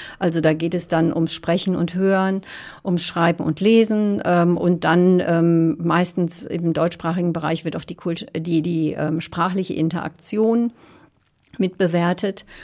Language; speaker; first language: German; native; German